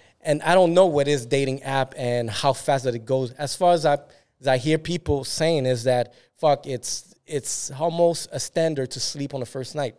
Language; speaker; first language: English; native; English